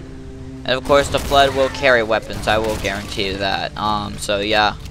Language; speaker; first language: English; native; English